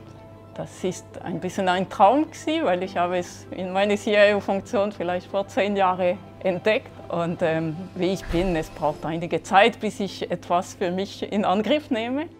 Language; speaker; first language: German; non-native, local second language; French